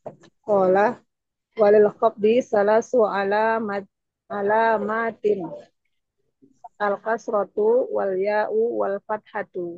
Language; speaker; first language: Arabic; non-native, learner; Indonesian